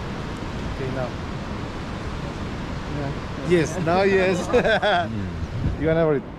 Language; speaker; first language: English; non-native, learner; Spanish